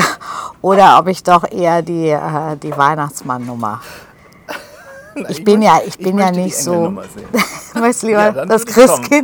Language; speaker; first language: German; native; German